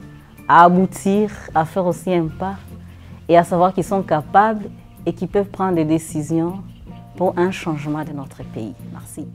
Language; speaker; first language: French; non-native, local second language; Swahili